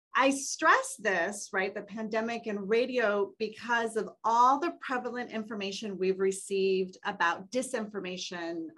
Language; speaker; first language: English; native; English